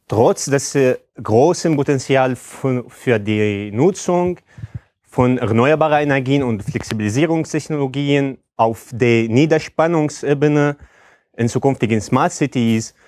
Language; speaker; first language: German; non-native, fluent; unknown